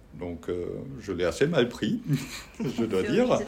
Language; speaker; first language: French; non-native, fluent; German